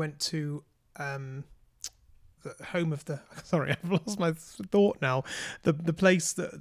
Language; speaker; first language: English; native; English